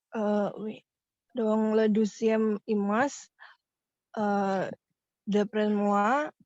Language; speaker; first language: French; non-native, learner; Indonesian